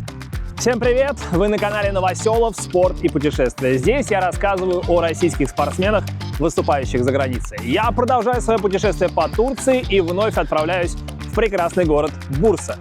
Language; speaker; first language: Russian; native; Russian